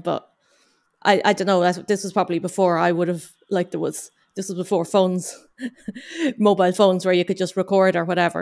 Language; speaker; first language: English; native; English